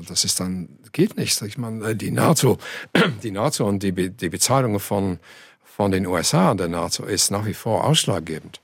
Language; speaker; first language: German; non-native, fluent; English